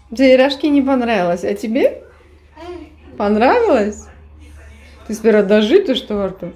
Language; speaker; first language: Russian; native; Russian